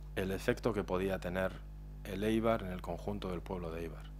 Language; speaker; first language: Spanish; native; Spanish